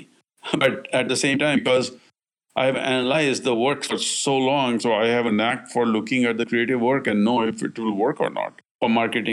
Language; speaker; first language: English; non-native, local second language; Hindi